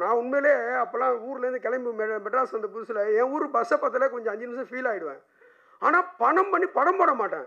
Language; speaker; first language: Tamil; native; Tamil